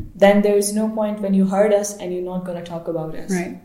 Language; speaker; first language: English; non-native, local second language; Baluchi